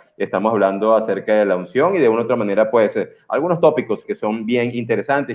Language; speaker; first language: Spanish; native; Spanish